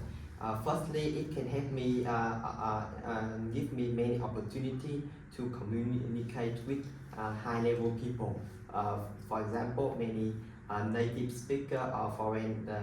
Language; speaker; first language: English; non-native, learner; Vietnamese